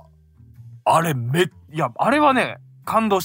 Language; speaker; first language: Japanese; native; Japanese